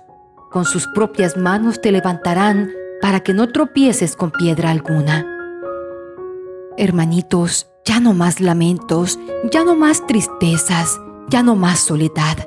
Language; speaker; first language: Spanish; native; Spanish